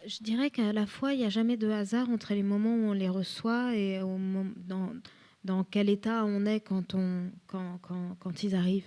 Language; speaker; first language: French; native; French